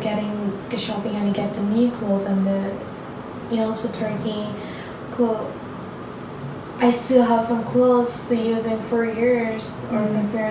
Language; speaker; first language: English; non-native, learner; Turkish